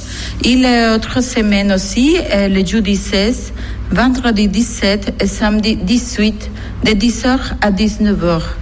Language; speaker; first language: French; non-native, learner; Spanish